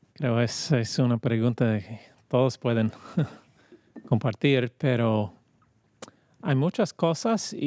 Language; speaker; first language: Spanish; non-native, fluent; English